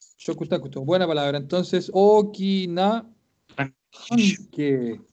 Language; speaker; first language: Spanish; native; Spanish